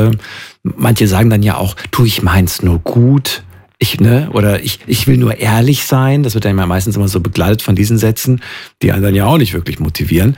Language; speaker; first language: German; native; German